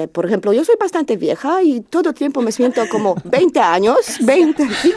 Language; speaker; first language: Spanish; non-native, learner; Polish